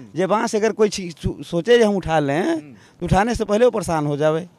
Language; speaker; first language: Hindi; native; Hindi